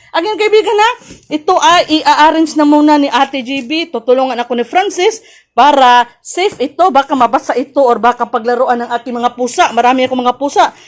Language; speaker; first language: Filipino; non-native, local second language; Cebuano